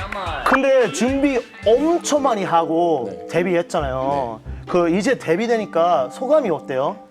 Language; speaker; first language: Korean; non-native, fluent; English